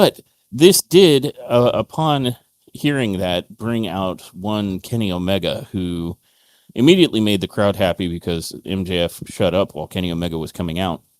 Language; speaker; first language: English; native; English